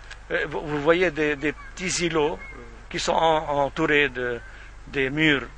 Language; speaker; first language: French; non-native, fluent; Arabic